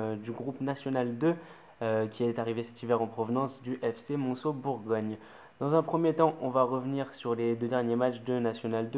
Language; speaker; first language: French; native; French